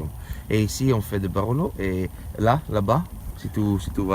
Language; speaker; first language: French; non-native, learner; Italian